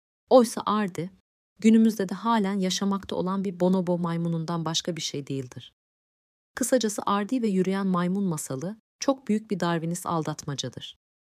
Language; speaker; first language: Turkish; native; Turkish